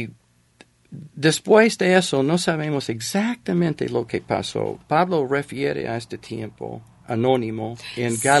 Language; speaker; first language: Spanish; non-native, fluent; English